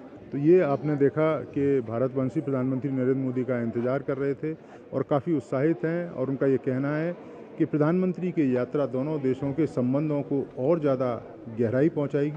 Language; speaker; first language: Hindi; native; Hindi